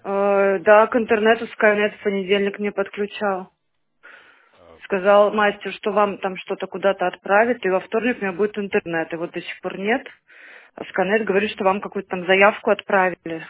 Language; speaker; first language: Russian; native; Russian